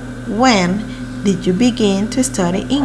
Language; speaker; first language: English; non-native, fluent; Spanish